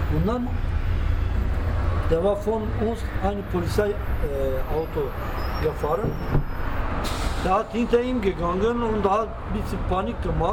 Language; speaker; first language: German; non-native, learner; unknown